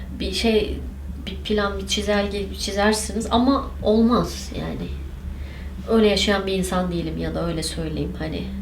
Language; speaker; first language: Turkish; non-native, local second language; Kurdish